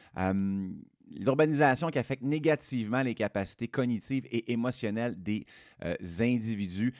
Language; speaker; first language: French; native; French